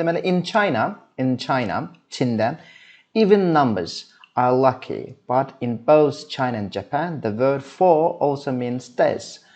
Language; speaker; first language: English; non-native, fluent; Azerbaijani